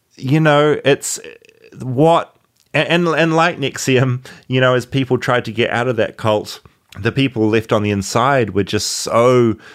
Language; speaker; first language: English; native; English